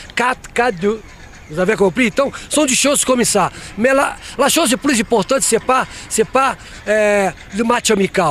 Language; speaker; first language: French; non-native, fluent; Portuguese